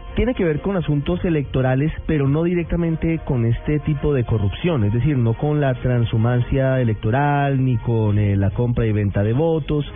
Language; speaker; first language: Spanish; native; Spanish